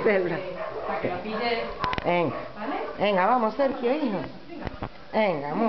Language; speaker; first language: Spanish; native; Spanish